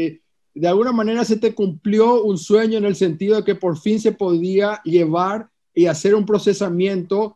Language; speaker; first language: Spanish; native; Spanish